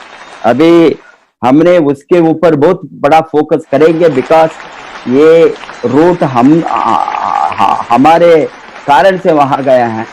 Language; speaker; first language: Hindi; non-native, local second language; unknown